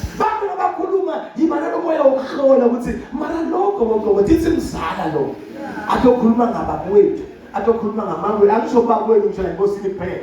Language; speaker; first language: Zulu; non-native, local second language; Swati